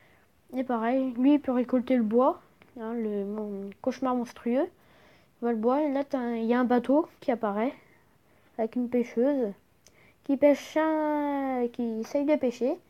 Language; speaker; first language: French; native; French